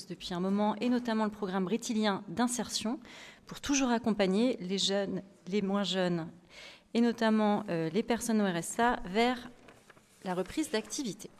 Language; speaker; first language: French; native; French